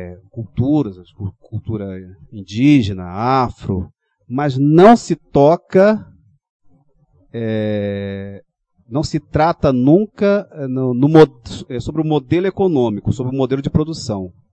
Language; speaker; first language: Portuguese; native; Portuguese